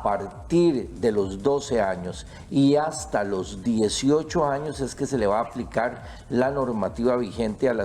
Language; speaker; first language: Spanish; native; Spanish